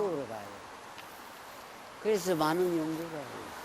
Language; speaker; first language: Korean; native; Korean